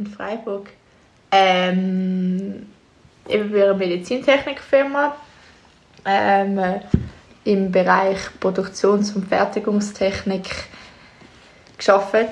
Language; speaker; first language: German; native; German